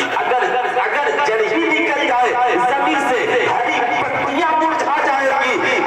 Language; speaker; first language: Urdu; native; Urdu